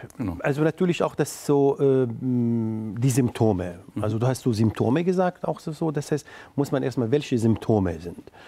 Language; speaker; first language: German; non-native, fluent; Arabic